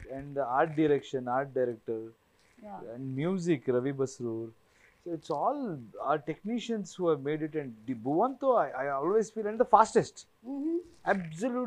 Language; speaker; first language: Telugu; non-native, fluent; Kannada